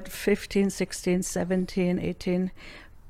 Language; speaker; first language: English; non-native, fluent; German